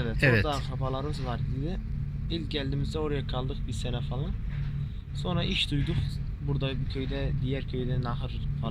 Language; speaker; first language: Turkish; non-native, local second language; Arabic